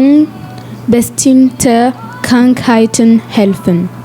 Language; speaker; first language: German; non-native, learner; French